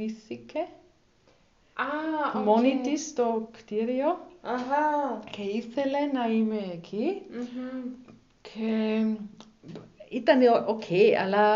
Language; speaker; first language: Greek; non-native, learner; German